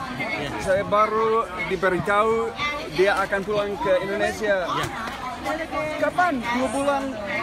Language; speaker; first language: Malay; non-native, fluent; English